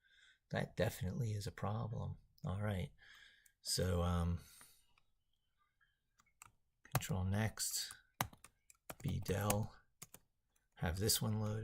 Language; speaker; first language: English; native; English